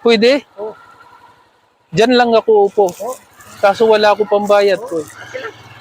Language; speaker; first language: Filipino; non-native, learner; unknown